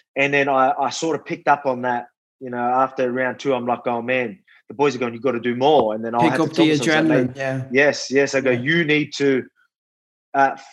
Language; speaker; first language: English; native; English